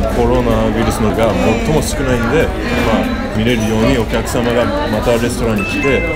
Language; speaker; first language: Japanese; non-native, fluent; English